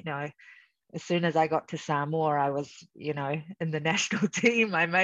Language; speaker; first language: English; native; English